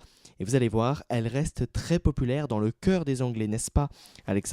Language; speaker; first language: French; native; French